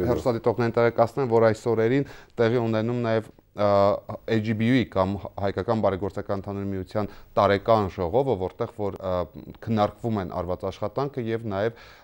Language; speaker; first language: Armenian; native; Armenian